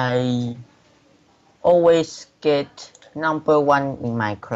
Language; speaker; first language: English; non-native, learner; Chinese